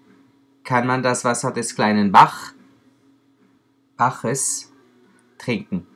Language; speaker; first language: German; non-native, fluent; French